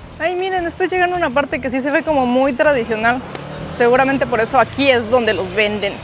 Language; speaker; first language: Spanish; native; Spanish